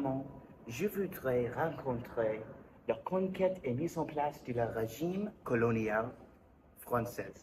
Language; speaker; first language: French; non-native, learner; English